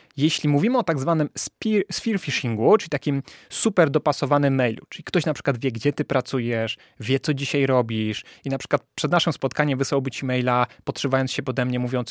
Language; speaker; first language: Polish; native; Polish